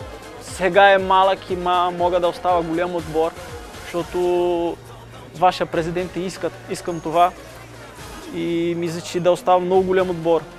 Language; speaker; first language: Bulgarian; non-native, learner; Portuguese